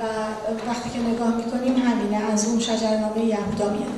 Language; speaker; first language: Persian; native; Persian